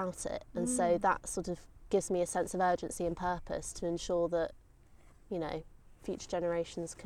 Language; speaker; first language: English; native; English